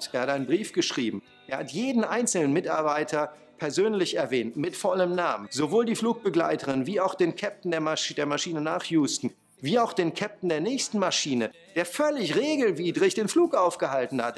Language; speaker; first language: German; native; German